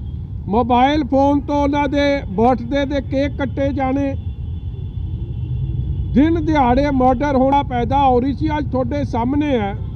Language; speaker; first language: Hindi; non-native, local second language; Punjabi